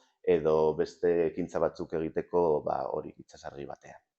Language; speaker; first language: Basque; non-native, local second language; Spanish